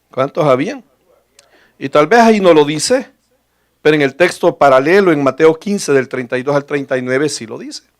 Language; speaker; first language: Spanish; native; Spanish